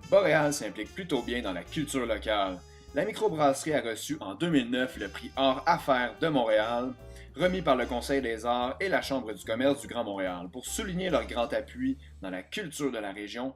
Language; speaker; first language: French; native; French